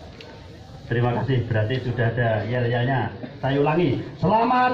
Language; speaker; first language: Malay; non-native, local second language; Javanese